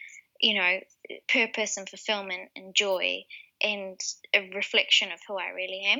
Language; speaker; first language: English; native; English